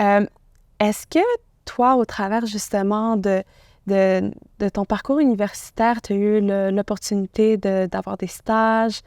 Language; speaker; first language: French; native; French